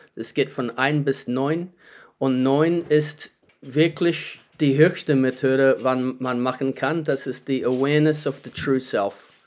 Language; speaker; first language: German; non-native, learner; English